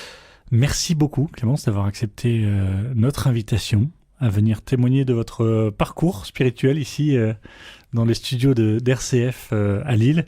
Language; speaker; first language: French; native; French